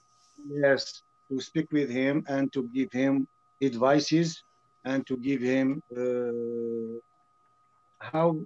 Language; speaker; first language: English; non-native, learner; French